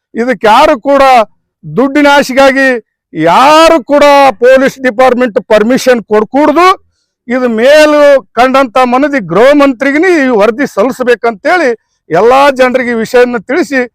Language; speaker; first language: Kannada; native; Kannada